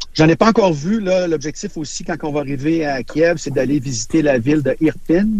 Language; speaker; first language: French; native; French